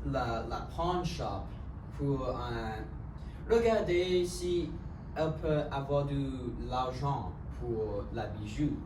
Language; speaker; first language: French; non-native, learner; English